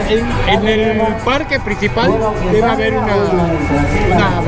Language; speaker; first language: Spanish; native; Spanish